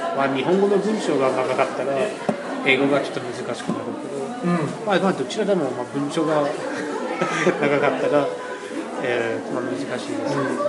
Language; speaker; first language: Japanese; non-native, fluent; English